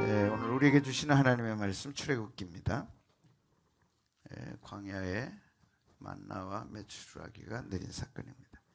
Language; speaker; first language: Korean; native; Korean